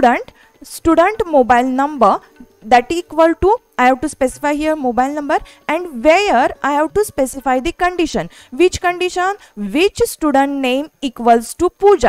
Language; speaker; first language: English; non-native, local second language; Marathi